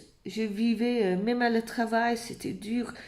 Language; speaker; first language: French; non-native, fluent; English